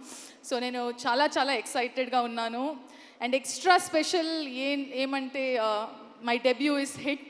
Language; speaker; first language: Telugu; non-native, learner; Kannada